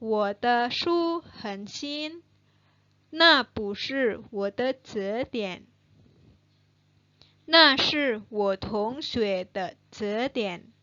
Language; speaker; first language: Chinese; non-native, fluent; Indonesian